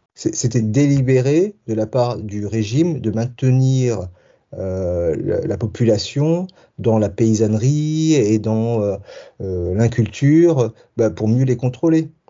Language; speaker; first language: French; early bilingual, other home language; Tachelhit